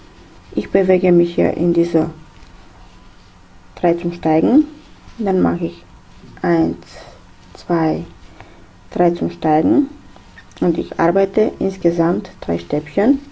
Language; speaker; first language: German; non-native, fluent; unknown